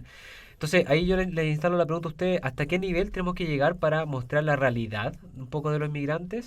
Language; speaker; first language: Spanish; native; Spanish